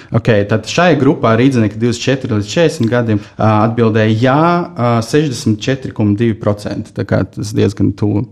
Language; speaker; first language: Latvian; non-native, local second language; Russian